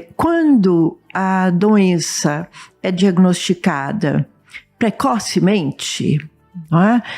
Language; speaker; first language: Portuguese; early bilingual, other home language; English